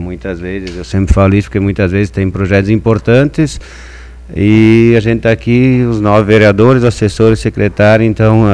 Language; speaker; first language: Portuguese; native; Portuguese